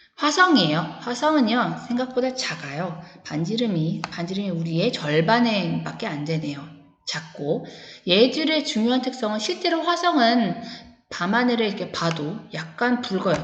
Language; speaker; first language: Korean; native; Korean